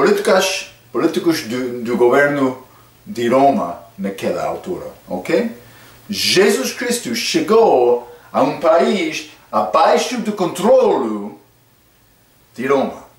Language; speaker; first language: Portuguese; non-native, fluent; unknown